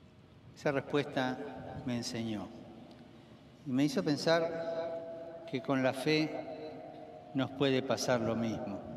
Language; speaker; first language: Spanish; native; Spanish